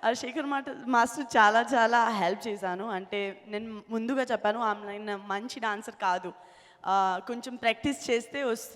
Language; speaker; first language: Telugu; non-native, learner; Gujarati